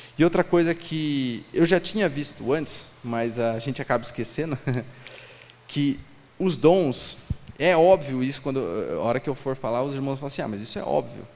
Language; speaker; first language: Portuguese; native; Portuguese